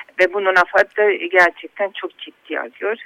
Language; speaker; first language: Turkish; non-native, fluent; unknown